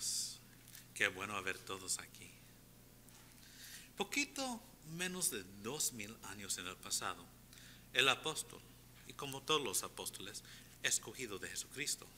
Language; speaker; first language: Spanish; non-native, fluent; English